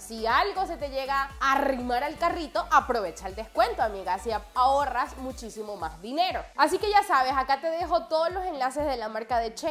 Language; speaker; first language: Spanish; native; Spanish